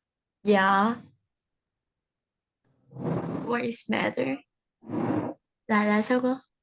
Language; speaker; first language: English; non-native, learner; Vietnamese